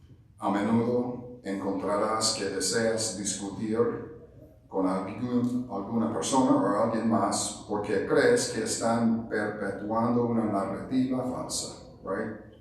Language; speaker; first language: Spanish; non-native, fluent; English